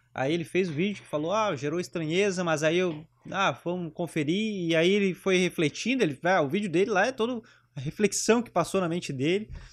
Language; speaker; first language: Portuguese; native; Portuguese